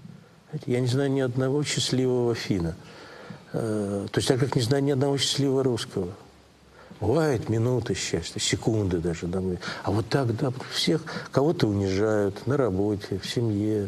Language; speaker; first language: Russian; native; Russian